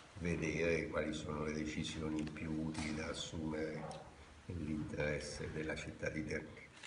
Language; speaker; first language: Italian; native; Italian